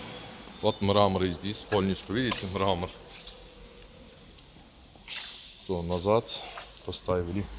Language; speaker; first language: Russian; non-native, learner; Turkish